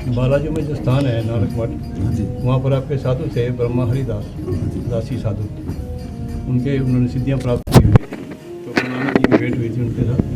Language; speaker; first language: Hindi; non-native, local second language; Punjabi